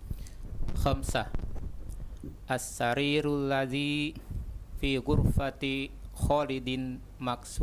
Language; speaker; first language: Arabic; non-native, learner; Indonesian